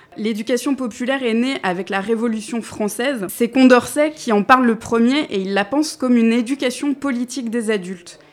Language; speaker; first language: French; native; French